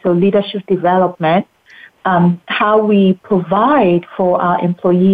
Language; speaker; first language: English; non-native, local second language; Akan